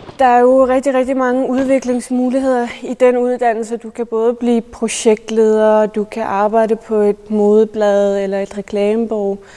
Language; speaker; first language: Danish; native; Danish